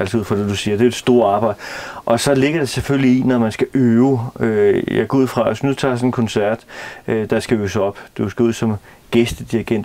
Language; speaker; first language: Danish; native; Danish